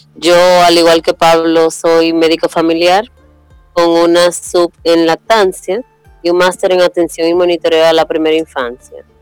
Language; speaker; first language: Spanish; native; Spanish